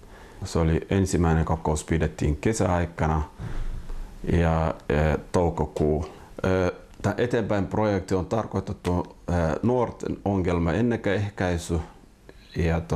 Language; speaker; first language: Finnish; non-native, fluent; Somali